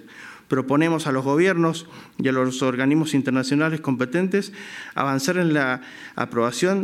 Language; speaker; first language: Spanish; native; Spanish